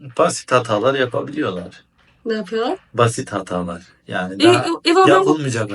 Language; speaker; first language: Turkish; native; Turkish